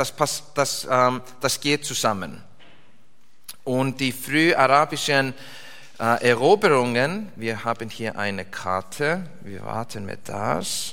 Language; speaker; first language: German; non-native, learner; English